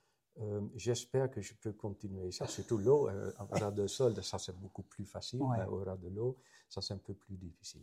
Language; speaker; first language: French; non-native, fluent; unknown